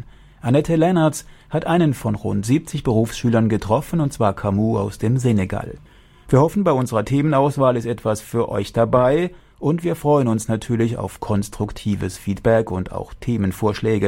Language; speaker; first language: German; native; German